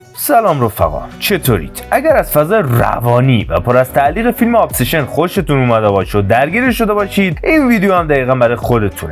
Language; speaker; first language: Persian; native; Persian